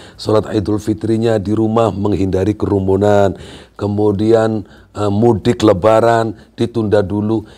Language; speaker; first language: Indonesian; non-native, local second language; Sundanese